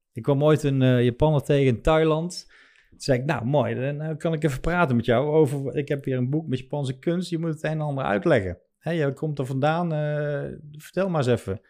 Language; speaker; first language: Dutch; native; Dutch